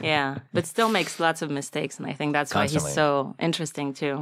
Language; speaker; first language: English; non-native, fluent; French